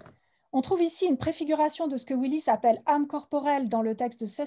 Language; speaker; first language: French; native; French